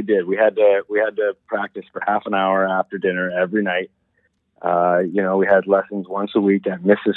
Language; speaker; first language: English; native; English